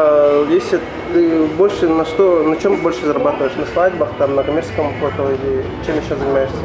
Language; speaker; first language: Russian; native; Russian